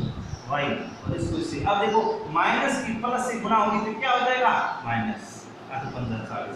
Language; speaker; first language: Hindi; native; Hindi